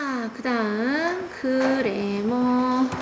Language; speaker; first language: Korean; native; Korean